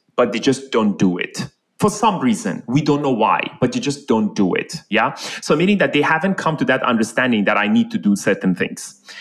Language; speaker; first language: English; non-native, fluent; Persian